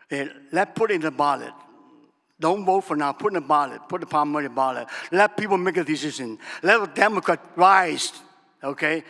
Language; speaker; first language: English; non-native, learner; Vietnamese